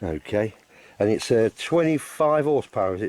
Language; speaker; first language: English; native; English